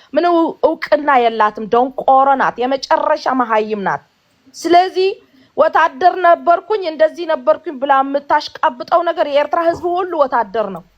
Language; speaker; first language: Amharic; non-native, fluent; Tigrinya